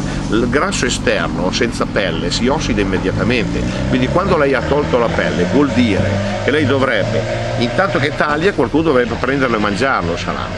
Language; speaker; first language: Italian; native; Italian